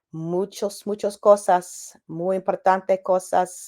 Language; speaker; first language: Spanish; non-native, learner; English